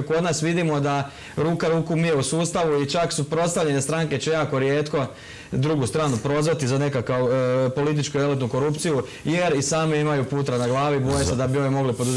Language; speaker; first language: Croatian; native; Croatian